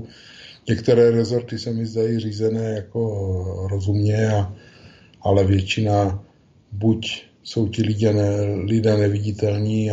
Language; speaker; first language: Czech; native; Czech